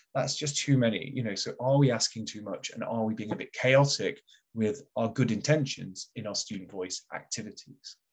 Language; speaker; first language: English; native; English